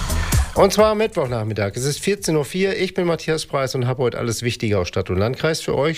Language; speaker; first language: German; native; German